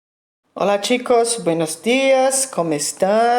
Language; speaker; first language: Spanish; non-native, fluent; Portuguese